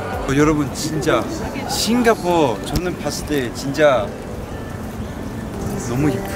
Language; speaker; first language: Korean; non-native, learner; Chinese